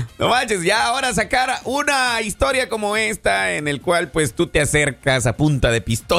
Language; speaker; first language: Spanish; native; Spanish